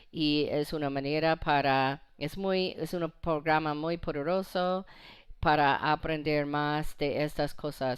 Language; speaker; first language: Spanish; non-native, fluent; English